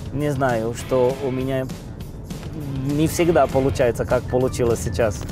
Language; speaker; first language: Russian; non-native, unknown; Portuguese